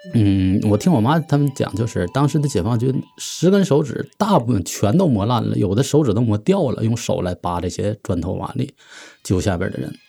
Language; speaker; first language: Chinese; native; Chinese